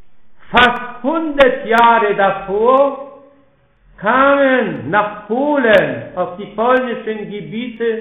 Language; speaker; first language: German; non-native, fluent; Polish